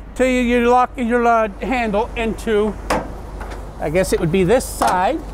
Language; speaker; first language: English; native; English